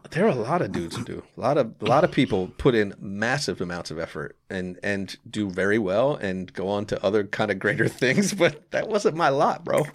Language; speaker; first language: English; native; English